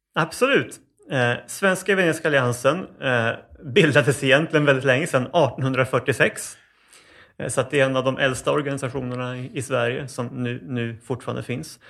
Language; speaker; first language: Swedish; native; Swedish